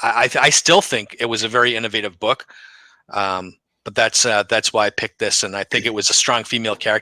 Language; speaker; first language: English; native; English